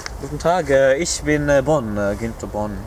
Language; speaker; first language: German; non-native, learner; Norwegian